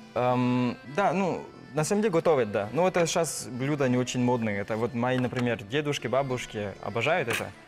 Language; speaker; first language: Russian; non-native, fluent; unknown